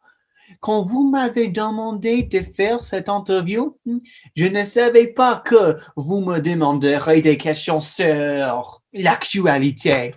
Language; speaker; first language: French; non-native, learner; English